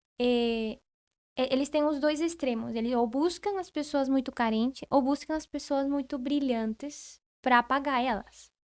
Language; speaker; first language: Portuguese; non-native, fluent; Spanish